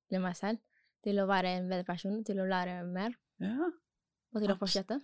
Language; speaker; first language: Norwegian; non-native, learner; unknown